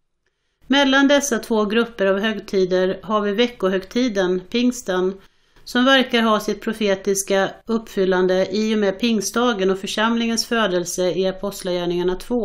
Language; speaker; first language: Swedish; native; Swedish